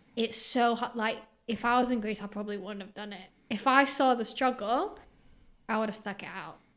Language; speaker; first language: English; early bilingual, other home language; Greek